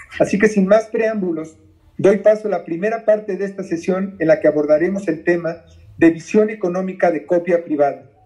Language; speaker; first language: Spanish; native; Spanish